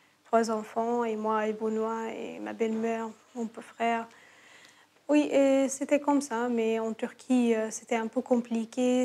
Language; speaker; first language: French; non-native, learner; Arabic